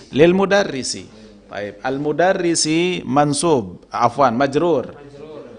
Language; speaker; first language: Arabic; non-native, fluent; Indonesian